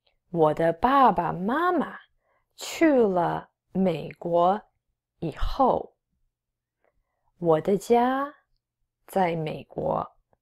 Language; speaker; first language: Chinese; non-native, fluent; English